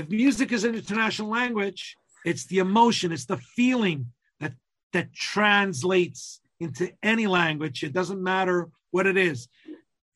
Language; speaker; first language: English; non-native, fluent; Italian